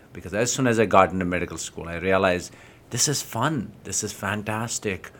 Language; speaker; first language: English; non-native, local second language; Kashmiri